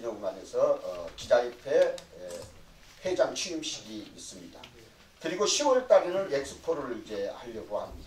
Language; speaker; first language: Korean; native; Korean